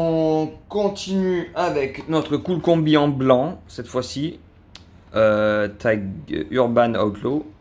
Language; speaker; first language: French; native; French